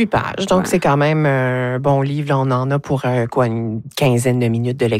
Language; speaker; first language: French; native; French